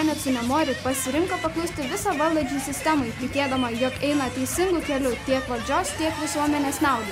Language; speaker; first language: Lithuanian; native; Lithuanian